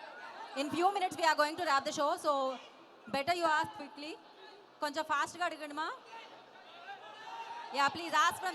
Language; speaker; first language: Telugu; native; Telugu